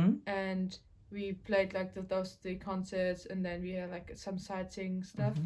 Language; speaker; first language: English; non-native, fluent; German